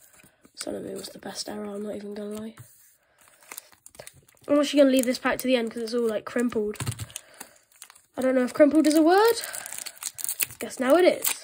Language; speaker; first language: English; native; English